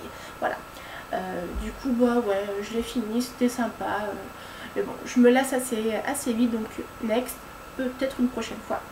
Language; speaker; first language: French; native; French